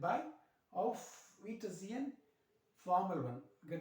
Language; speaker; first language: German; non-native, learner; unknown